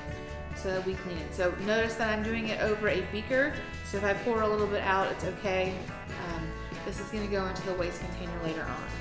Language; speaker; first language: English; native; English